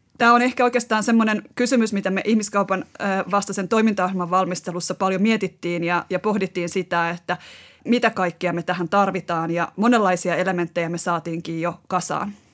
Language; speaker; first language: Finnish; native; Finnish